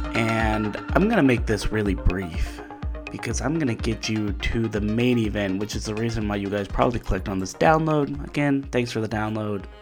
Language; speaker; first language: English; native; English